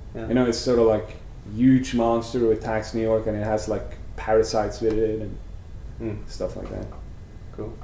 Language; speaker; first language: English; non-native, fluent; Norwegian